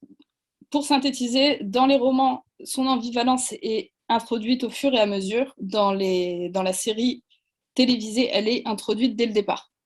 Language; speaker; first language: French; native; French